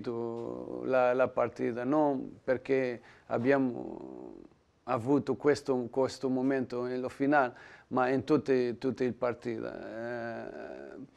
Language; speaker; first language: Italian; non-native, learner; Portuguese